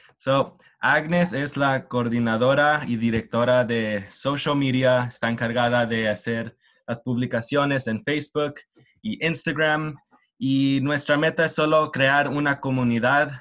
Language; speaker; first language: Spanish; early bilingual, heritage; Spanish